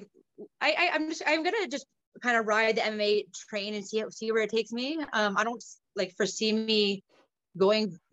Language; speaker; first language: English; native; English